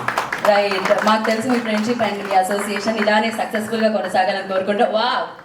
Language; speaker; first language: Telugu; native; Telugu